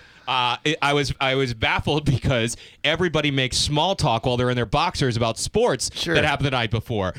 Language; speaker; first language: English; native; English